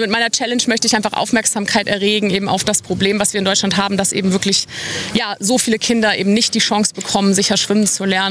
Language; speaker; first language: German; native; German